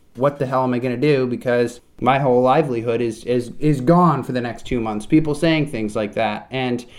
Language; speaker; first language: English; native; English